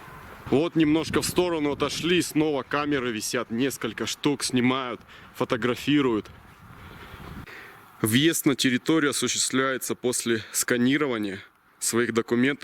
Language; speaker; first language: Russian; native; Russian